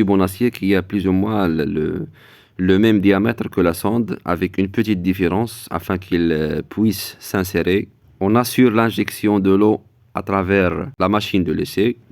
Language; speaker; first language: French; non-native, local second language; Arabic